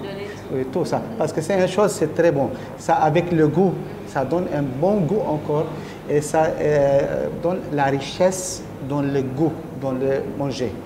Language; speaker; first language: French; non-native, learner; Arabic